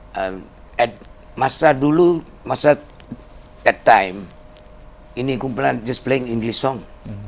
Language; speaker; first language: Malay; non-native, local second language; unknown